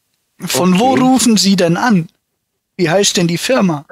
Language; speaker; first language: German; native; German